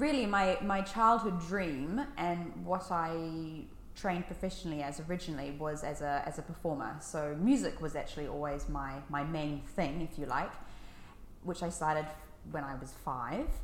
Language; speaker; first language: English; native; English